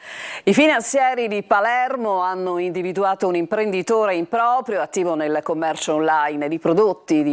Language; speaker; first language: Italian; native; Italian